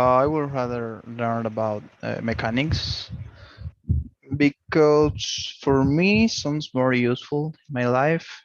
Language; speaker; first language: English; non-native, learner; Spanish